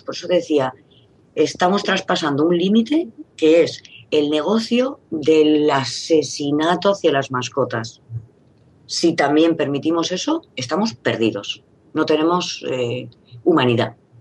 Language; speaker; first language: Spanish; native; Spanish